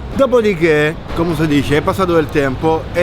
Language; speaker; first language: Italian; native; Italian